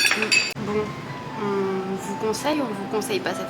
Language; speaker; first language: French; native; French